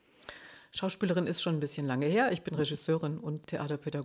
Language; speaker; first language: German; native; German